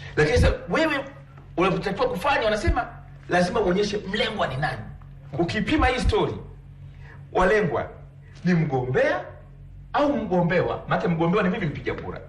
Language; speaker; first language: Swahili; native; Swahili